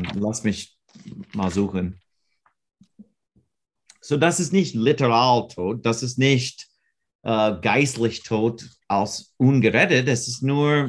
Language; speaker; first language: German; non-native, learner; English